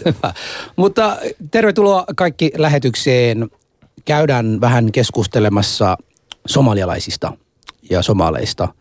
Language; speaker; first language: Finnish; non-native, fluent; Somali